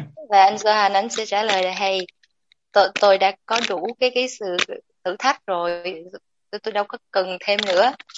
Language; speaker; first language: Vietnamese; native; Vietnamese